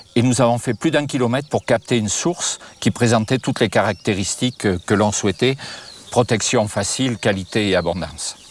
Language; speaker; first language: French; native; French